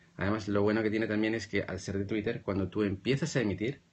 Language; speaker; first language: Spanish; native; Spanish